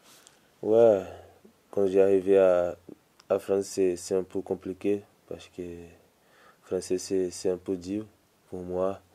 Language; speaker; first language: French; non-native, learner; Portuguese